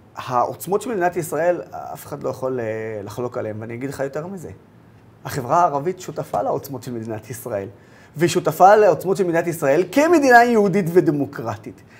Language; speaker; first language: Hebrew; non-native, local second language; Arabic